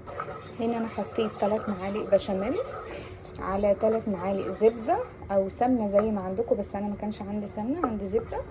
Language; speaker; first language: Arabic; native; Arabic